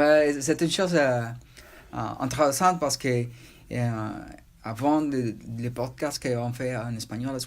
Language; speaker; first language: French; non-native, learner; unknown